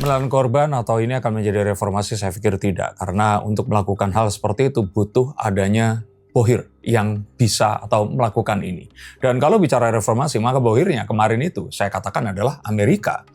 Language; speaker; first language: Indonesian; native; Indonesian